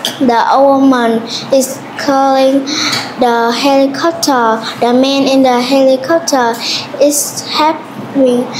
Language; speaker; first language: English; non-native, learner; Vietnamese